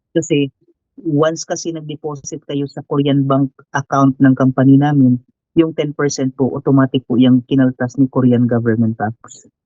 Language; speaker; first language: Filipino; native; Filipino